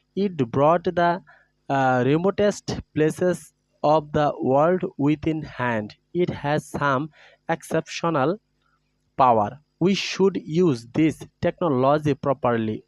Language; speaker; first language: English; non-native, local second language; Bangla